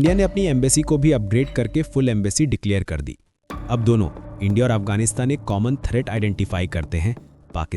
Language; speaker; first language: Hindi; native; Hindi